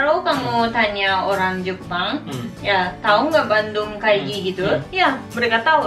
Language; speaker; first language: Indonesian; non-native, fluent; Japanese